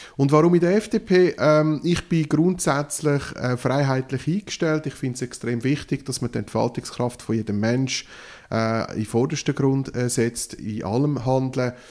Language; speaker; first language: German; non-native, local second language; French